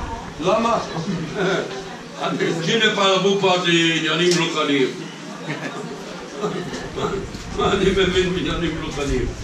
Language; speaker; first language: Hebrew; non-native, fluent; English